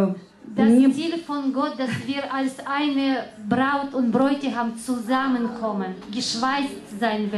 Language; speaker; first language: German; non-native, learner; Russian